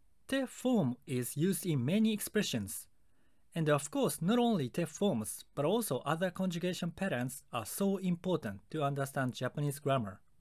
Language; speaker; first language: English; non-native, fluent; Japanese